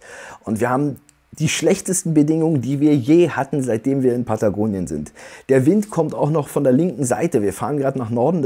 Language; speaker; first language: German; native; German